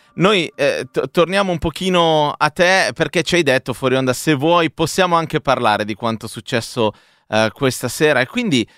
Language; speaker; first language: Italian; native; Italian